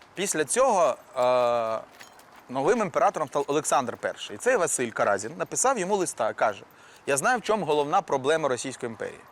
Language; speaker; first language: Ukrainian; native; Ukrainian